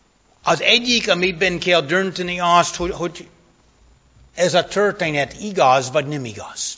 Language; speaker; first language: Hungarian; non-native, fluent; English